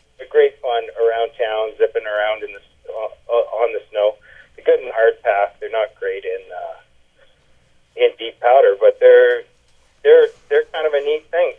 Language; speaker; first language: English; native; English